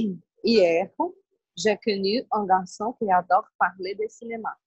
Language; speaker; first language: French; non-native, learner; Portuguese